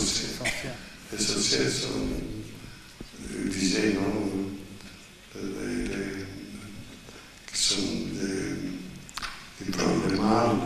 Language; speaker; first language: French; non-native, fluent; Italian